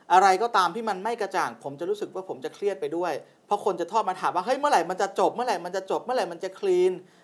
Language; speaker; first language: Thai; native; Thai